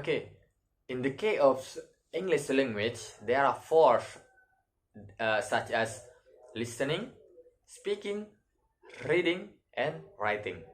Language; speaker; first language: English; non-native, learner; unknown